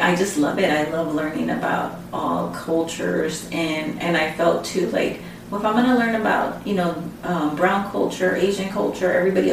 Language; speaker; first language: English; early bilingual, other home language; Spanish